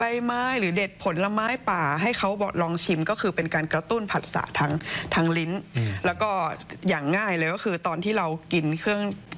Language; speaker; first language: Thai; native; Thai